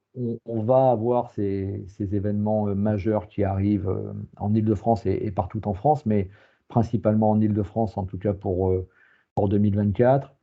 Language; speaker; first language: French; native; French